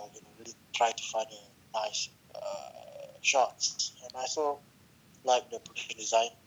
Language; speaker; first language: English; non-native, local second language; Malay